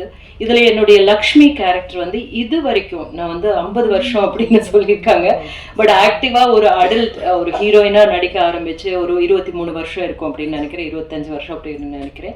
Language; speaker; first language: Tamil; native; Tamil